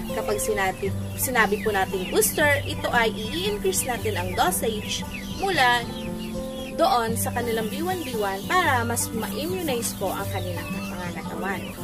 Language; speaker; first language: Filipino; non-native, local second language; Bikol